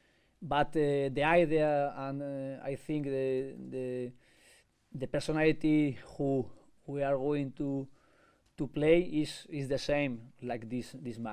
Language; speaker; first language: English; non-native, learner; Spanish